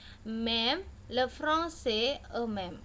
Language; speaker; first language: French; non-native, learner; Indonesian